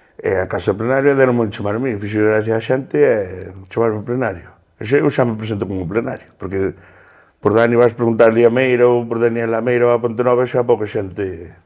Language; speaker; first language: Galician; native; Galician